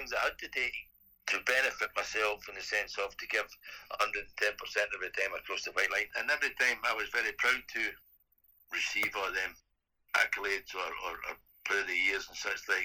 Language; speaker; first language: English; native; English